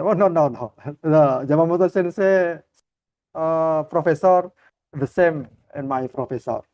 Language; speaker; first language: English; non-native, learner; Indonesian